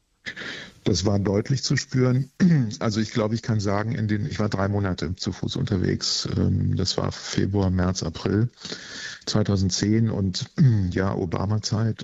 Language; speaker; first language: German; native; German